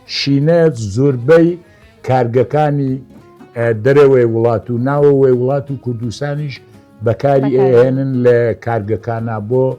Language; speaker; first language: Central Kurdish; non-native, local second language; Gurani